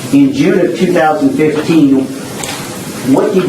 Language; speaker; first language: English; native; English